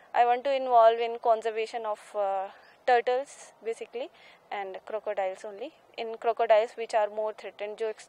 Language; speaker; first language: Hindi; native; Hindi